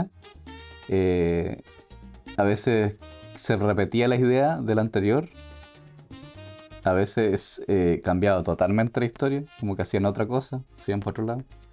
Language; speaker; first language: Spanish; native; Spanish